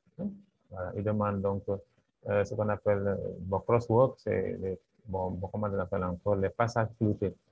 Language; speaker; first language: French; non-native, local second language; Wolof